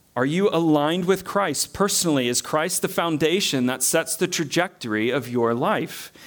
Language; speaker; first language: English; native; English